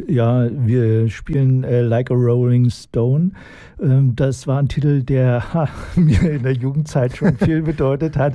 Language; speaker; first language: German; native; German